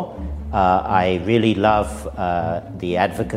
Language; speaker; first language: English; native; English